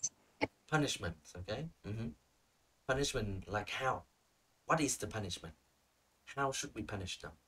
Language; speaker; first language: English; non-native, fluent; Vietnamese